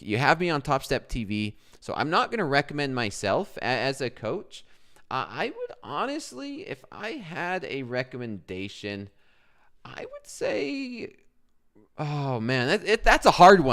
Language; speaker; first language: English; native; English